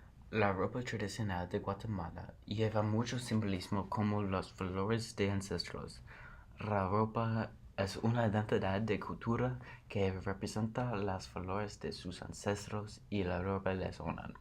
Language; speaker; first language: Spanish; non-native, learner; English